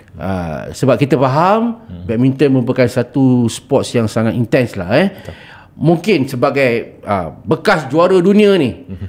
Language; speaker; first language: Malay; native; Malay